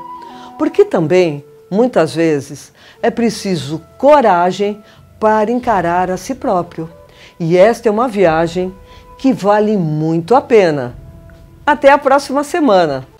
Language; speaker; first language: Portuguese; native; Portuguese